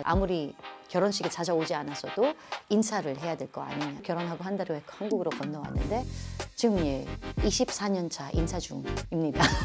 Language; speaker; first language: Korean; non-native, fluent; Filipino